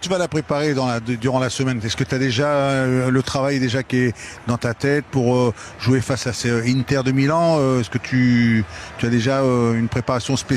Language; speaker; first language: French; native; French